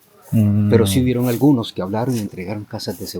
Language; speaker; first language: Spanish; native; Spanish